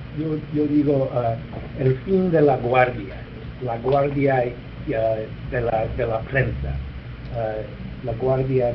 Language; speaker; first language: Spanish; non-native, learner; English